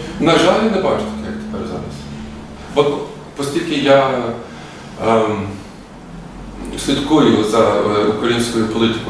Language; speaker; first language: Ukrainian; early bilingual, heritage; Ukrainian